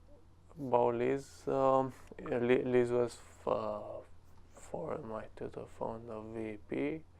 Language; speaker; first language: English; non-native, learner; Romanian